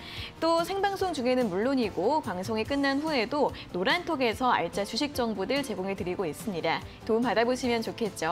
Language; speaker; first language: Korean; native; Korean